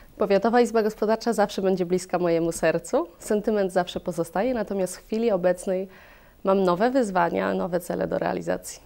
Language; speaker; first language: Polish; native; Polish